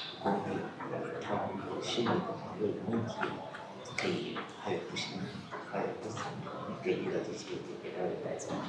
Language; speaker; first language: Chinese; non-native, learner; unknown